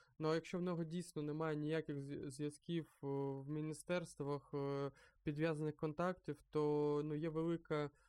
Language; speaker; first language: Ukrainian; non-native, local second language; Russian